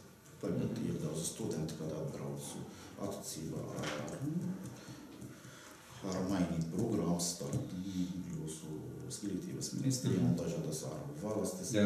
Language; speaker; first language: Latvian; non-native, learner; Arabic